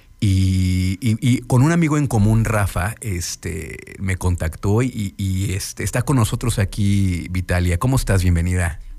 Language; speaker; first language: Spanish; native; Spanish